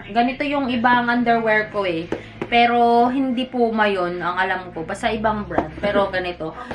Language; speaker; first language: Filipino; native; Filipino